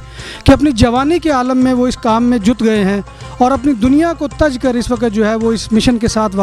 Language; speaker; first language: Urdu; native; Urdu